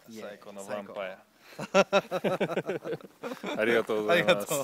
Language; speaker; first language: Japanese; non-native, learner; Russian